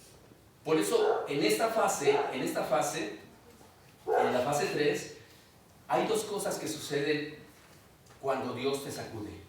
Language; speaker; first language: Spanish; native; Spanish